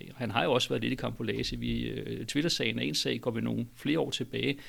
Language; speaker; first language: Danish; native; Danish